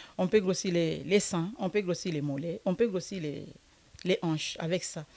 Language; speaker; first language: French; non-native, local second language; Lingala